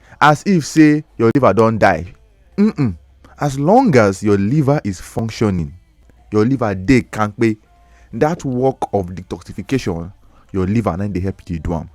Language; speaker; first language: Nigerian Pidgin; native; Nigerian Pidgin